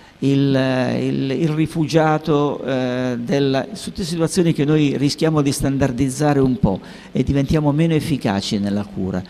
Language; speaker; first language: Italian; native; Italian